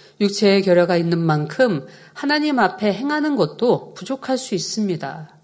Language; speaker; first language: Korean; native; Korean